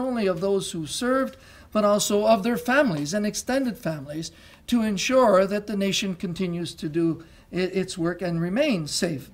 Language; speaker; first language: English; non-native, local second language; French